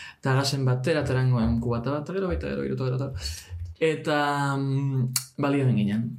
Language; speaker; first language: Basque; non-native, local second language; Spanish